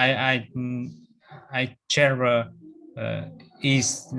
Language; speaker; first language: English; non-native, learner; Vietnamese